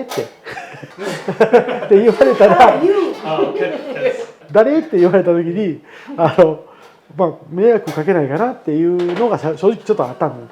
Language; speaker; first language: Japanese; native; Japanese